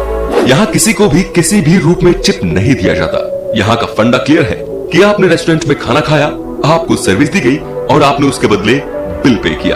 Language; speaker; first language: Hindi; native; Hindi